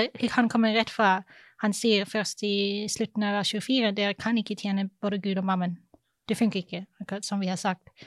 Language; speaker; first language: Norwegian; non-native, fluent; English